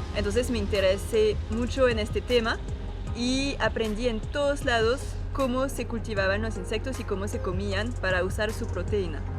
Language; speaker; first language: Spanish; non-native, fluent; French